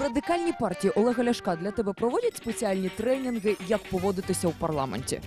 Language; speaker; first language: Ukrainian; native; Ukrainian